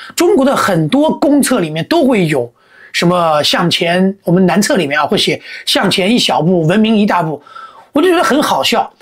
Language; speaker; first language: Chinese; native; Chinese